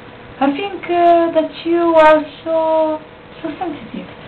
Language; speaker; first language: English; non-native, learner; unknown